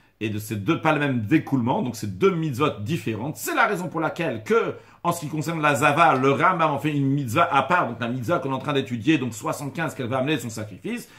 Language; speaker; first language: French; native; French